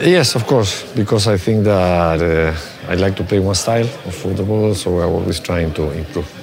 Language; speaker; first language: English; non-native, fluent; Spanish